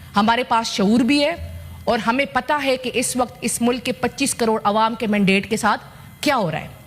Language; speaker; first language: Urdu; non-native, local second language; Pashto